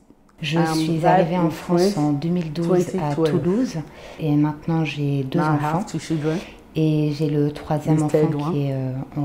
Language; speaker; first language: French; non-native, fluent; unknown